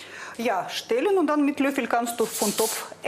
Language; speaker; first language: German; non-native, learner; Russian